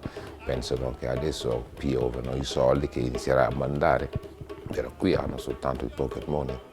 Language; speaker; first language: Italian; non-native, fluent; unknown